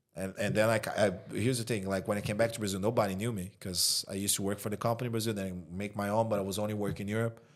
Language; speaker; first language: English; non-native, fluent; Portuguese